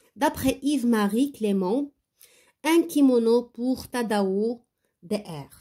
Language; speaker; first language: French; non-native, local second language; Arabic